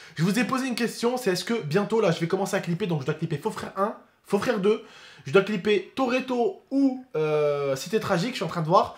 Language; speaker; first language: French; native; French